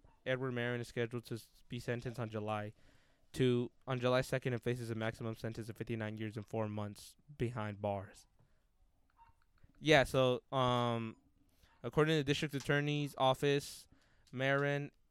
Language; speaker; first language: English; early bilingual, other home language; Spanish